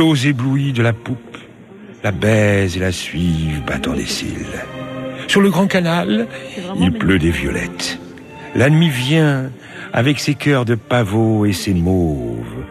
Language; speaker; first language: French; native; French